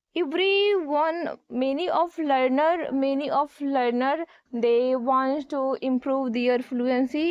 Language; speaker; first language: English; non-native, learner; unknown